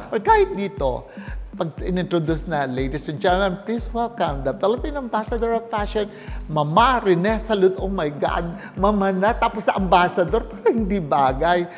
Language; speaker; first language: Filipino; native; Filipino